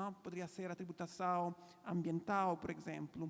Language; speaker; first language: Portuguese; non-native, fluent; Italian